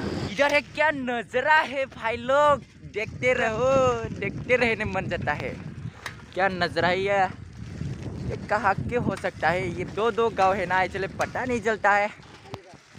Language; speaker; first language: Hindi; non-native, local second language; Bodo